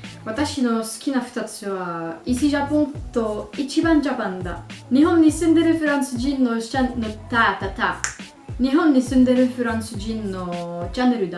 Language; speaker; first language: Japanese; non-native, learner; French